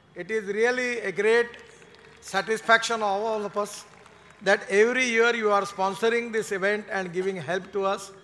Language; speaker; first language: English; non-native, local second language; Marathi